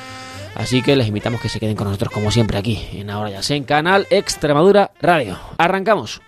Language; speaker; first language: Spanish; native; Spanish